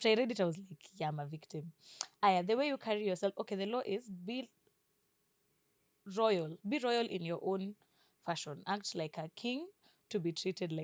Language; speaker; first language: English; non-native, local second language; Swahili